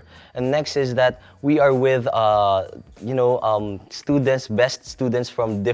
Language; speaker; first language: English; non-native, local second language; Filipino